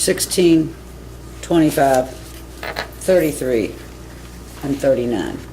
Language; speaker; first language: English; native; English